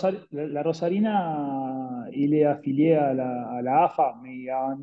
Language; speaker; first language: French; non-native, fluent; Spanish